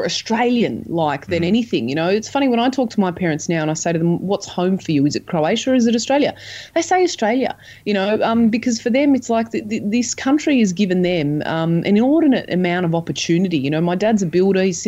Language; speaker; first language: English; non-native, local second language; Croatian